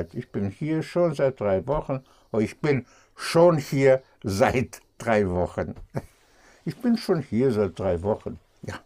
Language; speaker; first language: German; non-native, fluent; English